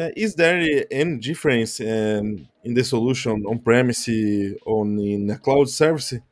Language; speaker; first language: English; non-native, learner; Portuguese